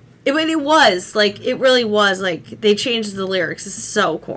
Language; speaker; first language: English; native; English